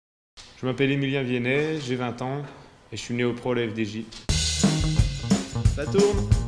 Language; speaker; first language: French; native; French